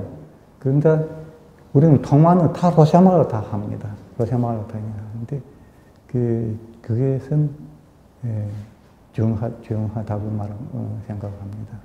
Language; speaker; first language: Korean; early bilingual, heritage; Korean